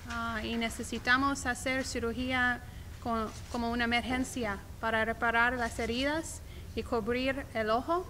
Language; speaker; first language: Spanish; non-native, learner; English